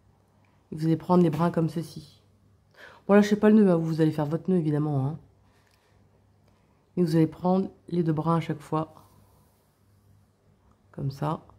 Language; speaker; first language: French; native; French